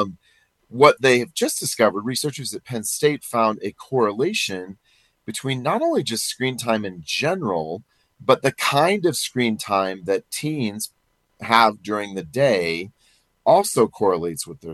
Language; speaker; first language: English; native; English